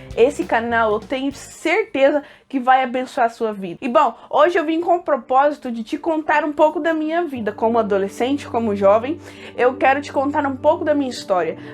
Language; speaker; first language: Portuguese; early bilingual, heritage; Portuguese